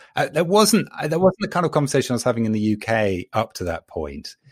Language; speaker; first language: English; native; English